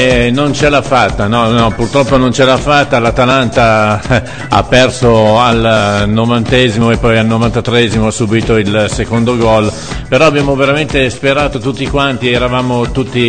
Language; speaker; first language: Italian; native; Italian